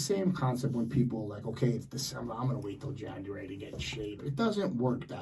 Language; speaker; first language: English; native; English